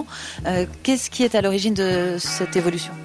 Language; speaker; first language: French; native; French